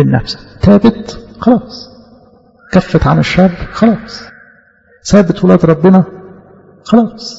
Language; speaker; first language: Arabic; native; Arabic